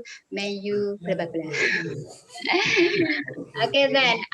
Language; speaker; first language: English; non-native, fluent; Indonesian